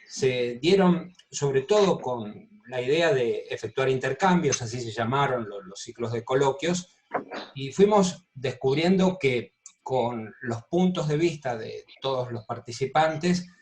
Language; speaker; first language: Spanish; native; Spanish